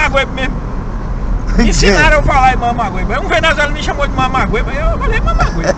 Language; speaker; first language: Portuguese; native; Portuguese